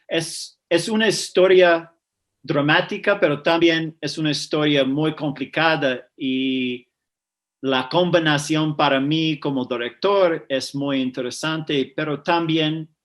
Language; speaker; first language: Spanish; non-native, fluent; English